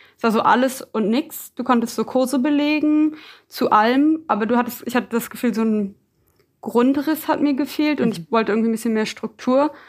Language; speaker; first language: German; native; German